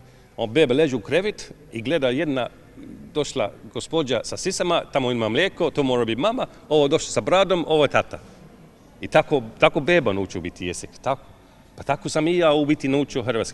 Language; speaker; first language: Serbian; non-native, fluent; English